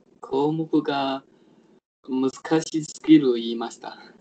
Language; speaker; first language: Japanese; non-native, learner; Chinese